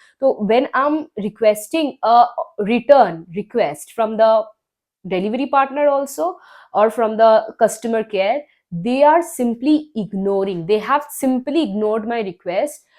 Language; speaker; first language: English; non-native, local second language; Bangla